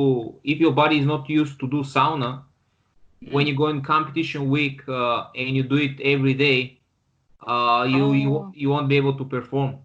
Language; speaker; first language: English; non-native, learner; Japanese